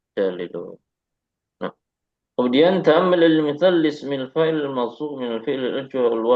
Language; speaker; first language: Arabic; non-native, fluent; Indonesian